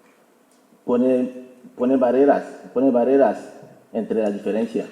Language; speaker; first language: Spanish; non-native, fluent; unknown